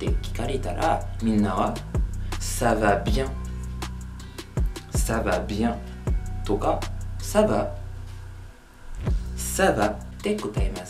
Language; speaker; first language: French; non-native, fluent; Japanese